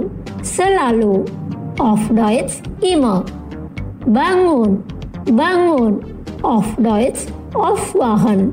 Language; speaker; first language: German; non-native, fluent; Indonesian